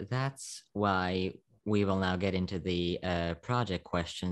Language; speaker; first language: English; non-native, fluent; Slovak